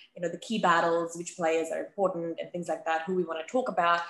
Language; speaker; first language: English; native; English